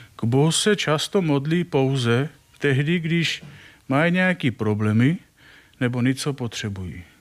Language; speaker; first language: Czech; non-native, fluent; Armenian